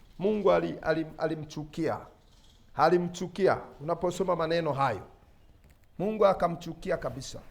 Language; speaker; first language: Swahili; non-native, local second language; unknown